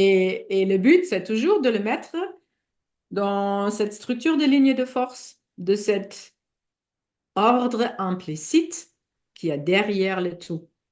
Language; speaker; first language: French; non-native, fluent; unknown